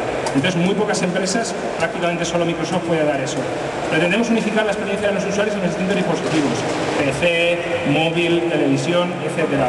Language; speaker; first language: Spanish; native; Spanish